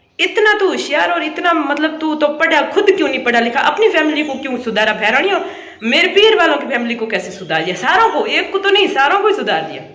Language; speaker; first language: Hindi; native; Hindi